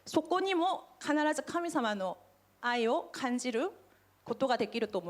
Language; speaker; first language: Japanese; non-native, fluent; Korean